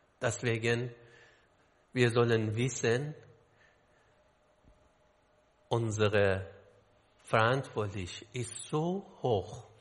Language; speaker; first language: German; non-native, learner; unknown